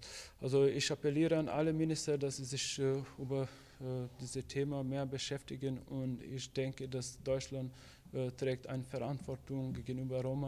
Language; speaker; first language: German; non-native, fluent; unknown